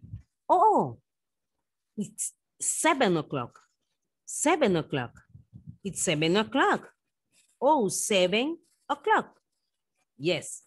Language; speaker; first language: English; non-native, fluent; Spanish